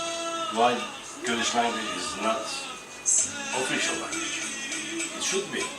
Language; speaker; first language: English; non-native, fluent; Kurdish